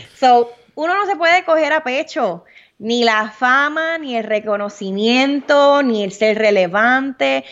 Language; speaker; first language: Spanish; early bilingual, heritage; Spanish